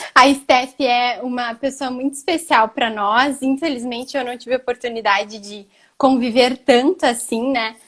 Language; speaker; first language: Portuguese; native; Portuguese